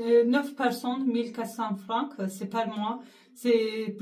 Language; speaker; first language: French; non-native, learner; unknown